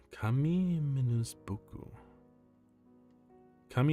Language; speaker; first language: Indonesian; non-native, learner; English